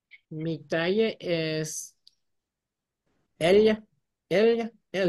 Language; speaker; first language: Spanish; non-native, learner; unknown